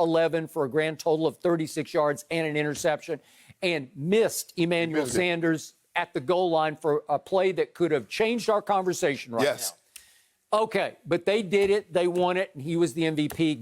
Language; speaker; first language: English; native; English